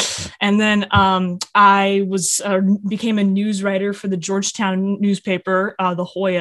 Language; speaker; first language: English; native; English